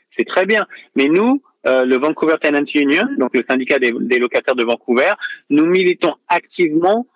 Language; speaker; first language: French; native; French